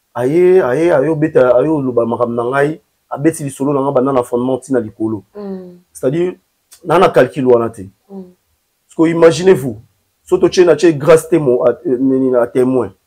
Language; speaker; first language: Lingala; native; Lingala